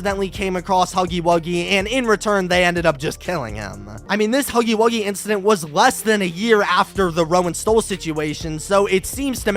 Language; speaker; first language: English; native; English